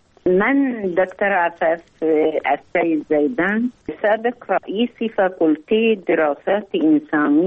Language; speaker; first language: Persian; non-native, learner; Arabic